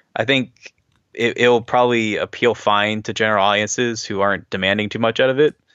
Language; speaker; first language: English; native; English